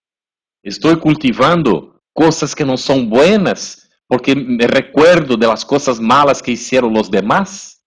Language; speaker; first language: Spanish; non-native, fluent; Portuguese